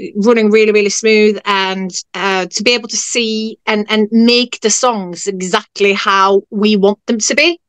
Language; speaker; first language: English; non-native, fluent; Norwegian